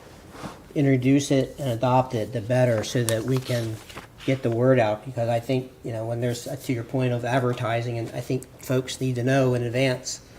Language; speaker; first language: English; native; English